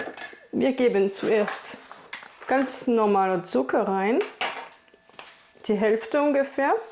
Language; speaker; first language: German; non-native, fluent; French